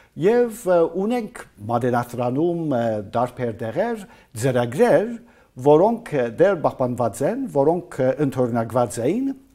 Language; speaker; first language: Armenian; non-native, fluent; English